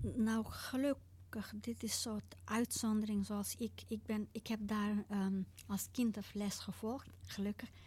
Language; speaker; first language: Dutch; non-native, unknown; Tibetan